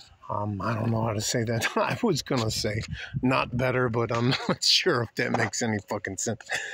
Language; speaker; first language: English; native; English